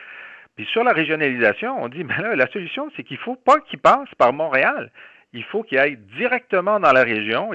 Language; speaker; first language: French; native; French